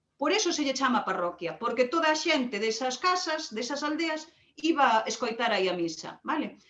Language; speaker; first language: Galician; native; Galician